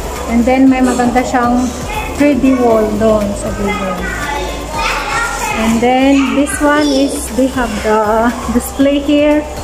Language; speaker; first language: English; non-native, local second language; Filipino